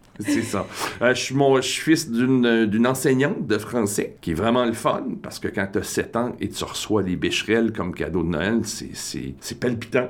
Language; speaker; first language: French; native; French